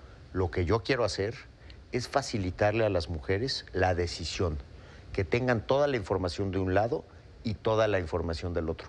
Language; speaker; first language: Spanish; native; Spanish